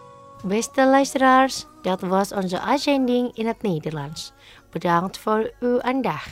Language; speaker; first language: Dutch; non-native, fluent; Indonesian